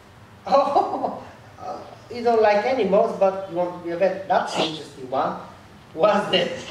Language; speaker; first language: English; non-native, fluent; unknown